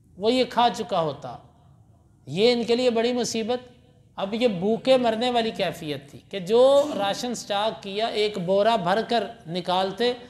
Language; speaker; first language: Urdu; non-native, local second language; Punjabi